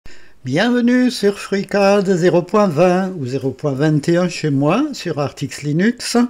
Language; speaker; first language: French; native; French